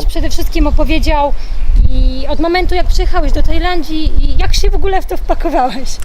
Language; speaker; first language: Polish; native; Polish